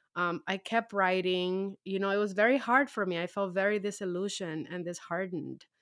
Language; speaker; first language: English; native; English